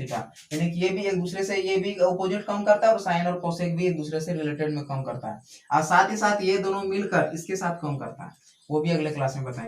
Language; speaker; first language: Hindi; native; Hindi